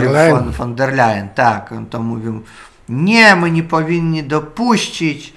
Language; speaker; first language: Polish; non-native, learner; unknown